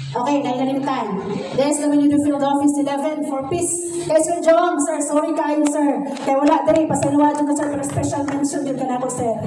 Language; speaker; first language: Cebuano; native; Cebuano